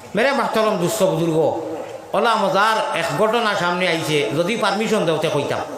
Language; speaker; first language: Bangla; native; Bangla